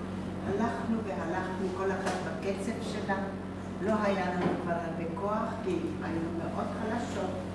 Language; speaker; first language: Hebrew; non-native, fluent; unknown